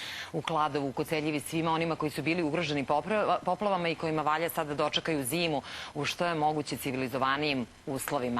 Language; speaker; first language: Serbian; native; Serbian